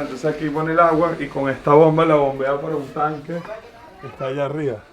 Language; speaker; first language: Spanish; native; Spanish